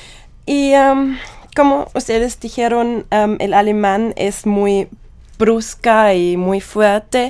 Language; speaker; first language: Spanish; non-native, learner; German